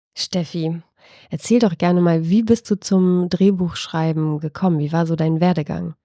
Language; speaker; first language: German; early bilingual, other home language; Albanian